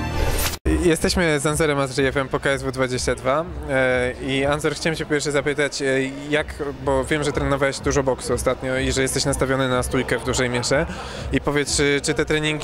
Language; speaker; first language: Polish; native; Polish